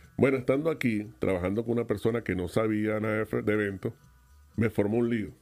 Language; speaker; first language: Spanish; native; Spanish